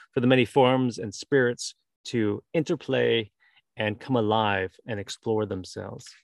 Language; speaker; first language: English; native; English